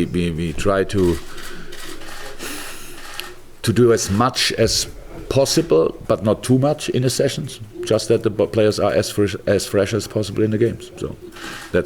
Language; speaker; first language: English; non-native, fluent; German